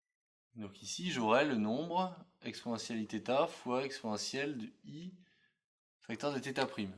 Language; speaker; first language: French; native; French